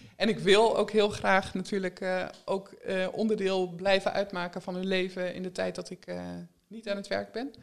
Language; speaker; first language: Dutch; native; Dutch